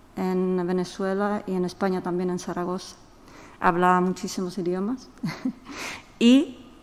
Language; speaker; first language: Spanish; non-native, fluent; Czech